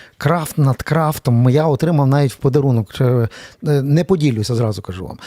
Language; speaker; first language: Ukrainian; native; Ukrainian